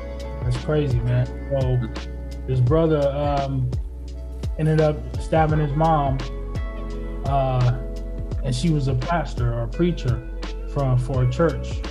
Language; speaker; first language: English; native; English